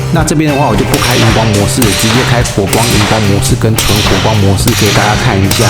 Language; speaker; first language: Chinese; native; Chinese